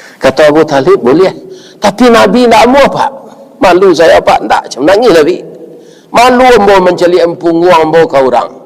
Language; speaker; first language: Malay; non-native, local second language; Minangkabau